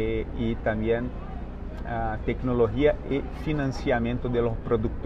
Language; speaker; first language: Spanish; non-native, fluent; Portuguese